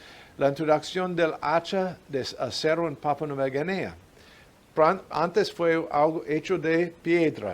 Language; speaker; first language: Spanish; non-native, fluent; English